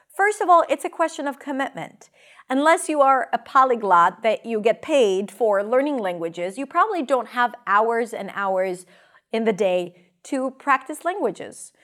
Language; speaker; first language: English; non-native, fluent; Hebrew